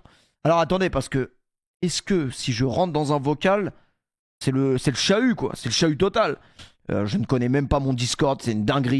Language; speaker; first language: French; native; French